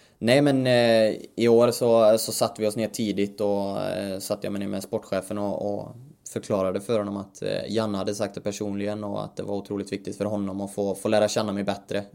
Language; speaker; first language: Swedish; native; Swedish